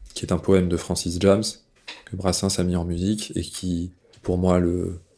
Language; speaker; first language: French; native; French